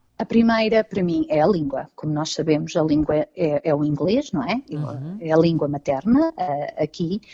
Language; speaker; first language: Portuguese; native; Portuguese